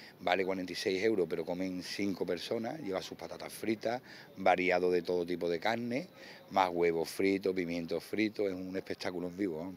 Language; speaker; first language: Spanish; native; Spanish